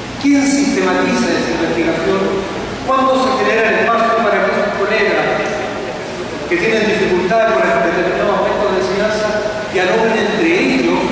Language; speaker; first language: Spanish; native; Spanish